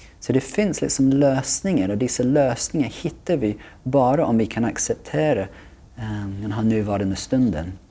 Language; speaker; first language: Swedish; non-native, fluent; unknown